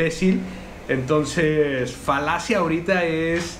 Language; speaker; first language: Spanish; native; Spanish